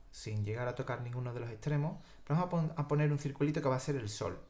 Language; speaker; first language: Spanish; native; Spanish